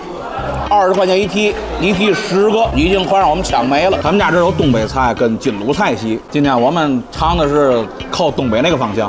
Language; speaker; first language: Chinese; native; Chinese